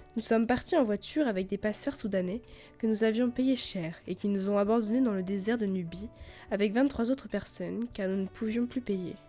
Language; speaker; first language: French; native; French